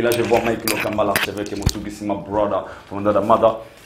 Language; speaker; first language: French; non-native, local second language; Lingala